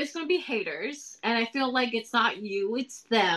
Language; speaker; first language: English; early bilingual, other home language; Thai